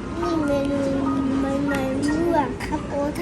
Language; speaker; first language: Thai; early bilingual, heritage; Thai